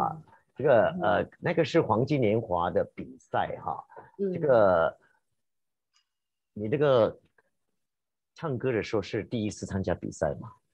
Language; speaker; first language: Chinese; native; Chinese